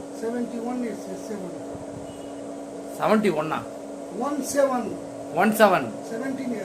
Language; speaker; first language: Tamil; non-native, learner; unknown